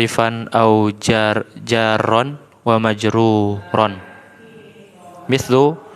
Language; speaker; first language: Arabic; non-native, learner; Indonesian